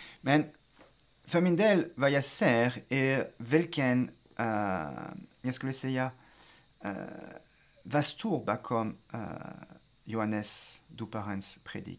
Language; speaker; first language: Swedish; non-native, fluent; French